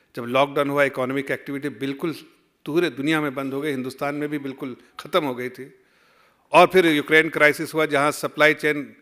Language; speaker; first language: Hindi; native; Hindi